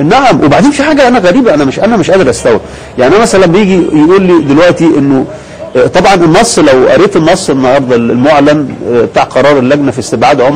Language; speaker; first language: Arabic; native; Arabic